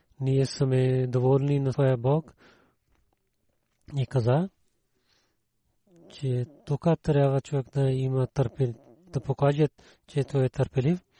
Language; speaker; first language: Bulgarian; non-native, learner; Urdu